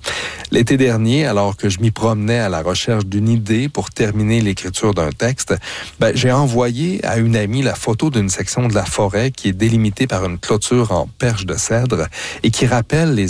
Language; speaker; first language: French; native; French